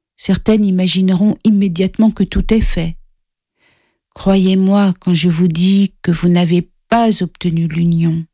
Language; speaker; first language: French; native; French